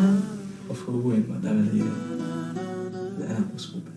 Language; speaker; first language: Swedish; non-native, fluent; Somali